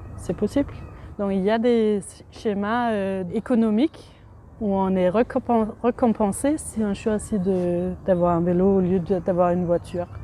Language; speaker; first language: French; non-native, fluent; Danish